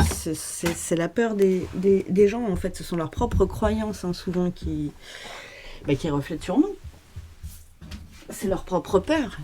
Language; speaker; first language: French; native; French